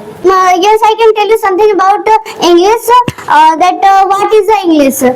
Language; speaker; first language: English; non-native, learner; Hindi